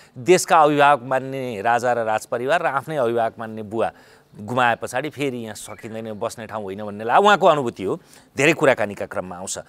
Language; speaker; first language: Nepali; native; Nepali